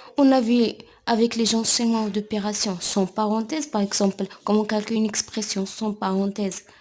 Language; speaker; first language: French; non-native, local second language; Arabic